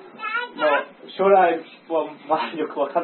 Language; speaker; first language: Japanese; non-native, learner; English